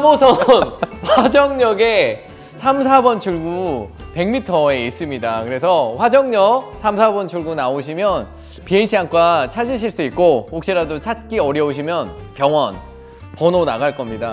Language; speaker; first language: Korean; native; Korean